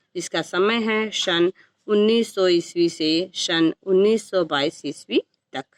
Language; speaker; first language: Hindi; native; Hindi